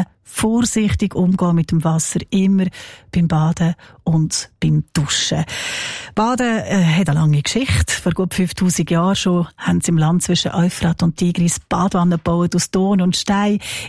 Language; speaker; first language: German; native; German